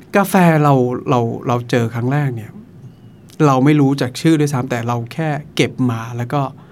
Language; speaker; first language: Thai; non-native, local second language; Akha